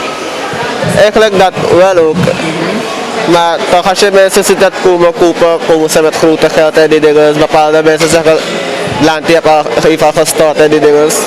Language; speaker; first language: Dutch; non-native, local second language; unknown